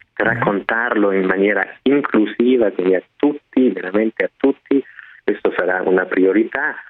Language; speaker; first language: Italian; non-native, fluent; German